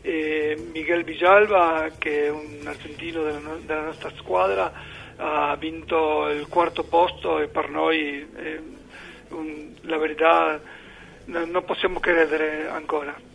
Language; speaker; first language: Italian; non-native, learner; Spanish